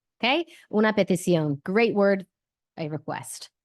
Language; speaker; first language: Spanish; non-native, fluent; English